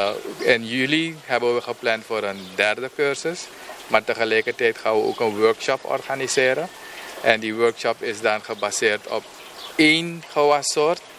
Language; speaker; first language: Dutch; non-native, local second language; Papiamento